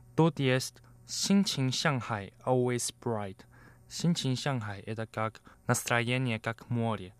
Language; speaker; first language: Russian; non-native, fluent; Chinese